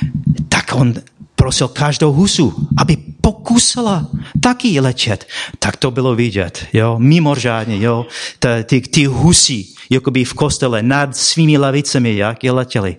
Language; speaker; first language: Czech; non-native, fluent; English